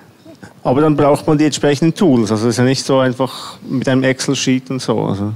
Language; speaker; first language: German; native; German